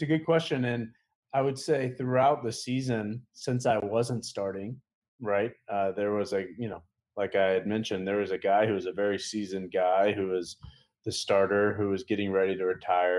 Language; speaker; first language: English; native; English